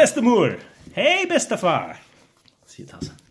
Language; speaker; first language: Norwegian; non-native, learner; English